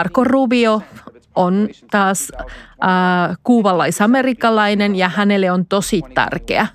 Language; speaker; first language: Finnish; non-native, fluent; Spanish